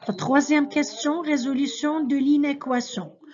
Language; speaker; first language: French; non-native, local second language; Arabic